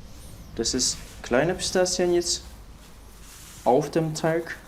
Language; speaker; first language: German; non-native, learner; Turkish